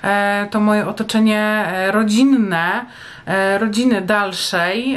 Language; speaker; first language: Polish; native; Polish